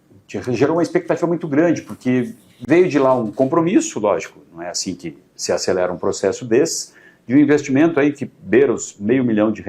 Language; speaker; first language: Portuguese; native; Portuguese